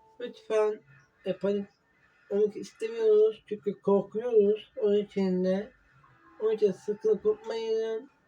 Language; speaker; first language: Turkish; non-native, learner; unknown